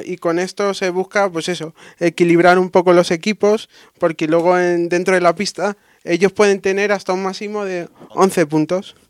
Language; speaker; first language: Spanish; native; Spanish